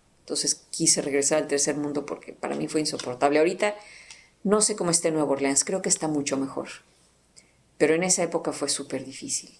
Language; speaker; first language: Spanish; native; Spanish